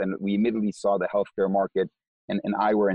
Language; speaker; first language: English; non-native, fluent; Hebrew